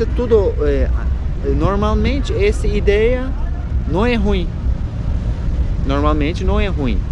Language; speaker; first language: Portuguese; non-native, learner; Turkish